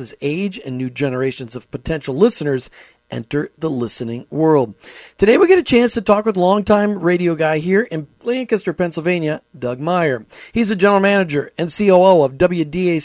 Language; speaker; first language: English; native; English